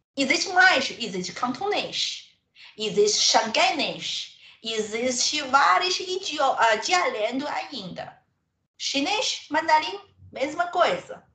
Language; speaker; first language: Portuguese; non-native, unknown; Chinese